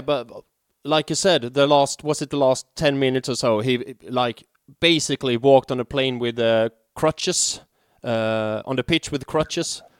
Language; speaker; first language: English; non-native, fluent; Swedish